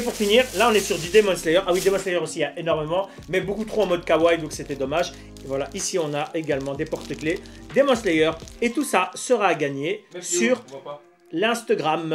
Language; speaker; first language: French; native; French